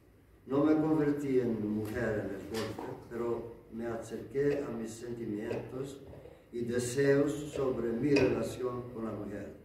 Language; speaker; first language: Spanish; non-native, learner; Greek